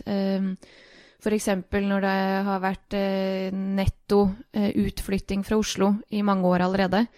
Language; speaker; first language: Norwegian; early bilingual, other home language; Bosnian